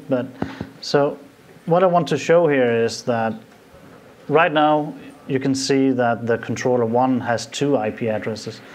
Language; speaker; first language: English; non-native, fluent; Danish